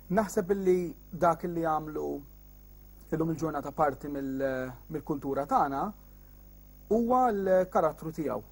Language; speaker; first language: Maltese; native; Maltese